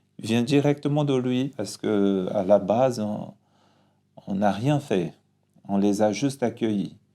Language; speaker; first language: French; non-native, fluent; Portuguese